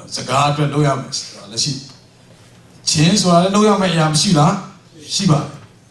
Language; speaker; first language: Burmese; non-native, local second language; Kachin